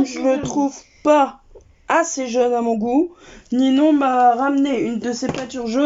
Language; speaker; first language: French; native; French